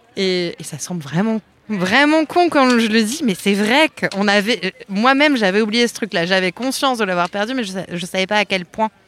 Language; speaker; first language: French; native; French